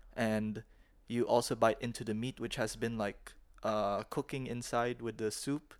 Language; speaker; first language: English; non-native, local second language; Filipino